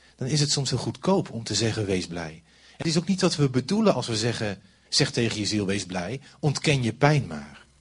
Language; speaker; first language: Dutch; native; Dutch